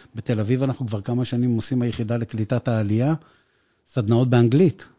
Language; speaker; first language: Hebrew; native; Hebrew